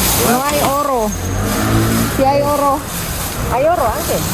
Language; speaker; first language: Spanish; non-native, learner; Filipino